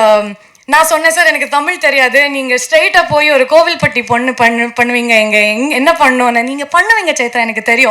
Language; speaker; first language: Tamil; non-native, learner; Kannada